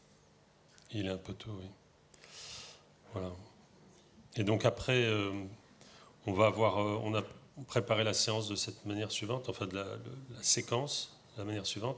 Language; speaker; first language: French; native; French